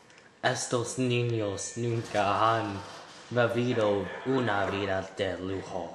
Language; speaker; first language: Spanish; non-native, learner; English